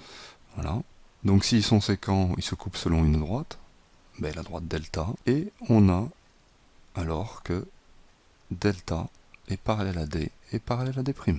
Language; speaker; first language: French; native; French